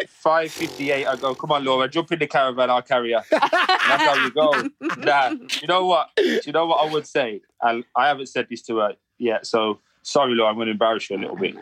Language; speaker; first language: English; native; English